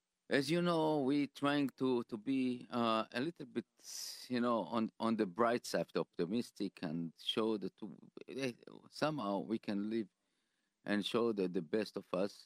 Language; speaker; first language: English; non-native, fluent; Hebrew